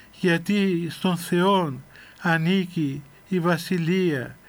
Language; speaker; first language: Greek; native; Greek